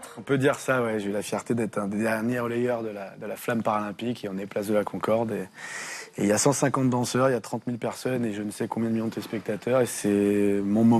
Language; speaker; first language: French; native; French